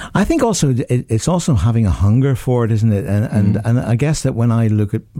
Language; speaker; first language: English; native; English